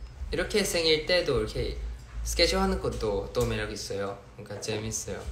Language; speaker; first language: Korean; non-native, fluent; Thai